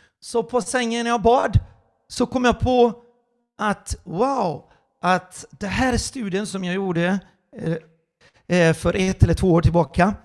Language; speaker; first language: Swedish; non-native, fluent; Portuguese